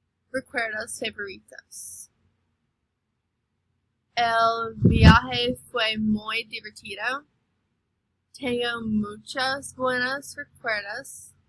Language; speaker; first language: Spanish; non-native, learner; English